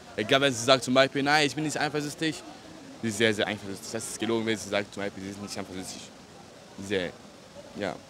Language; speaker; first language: German; early bilingual, other home language; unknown